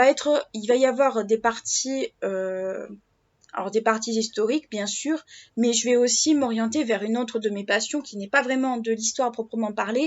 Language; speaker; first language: French; native; French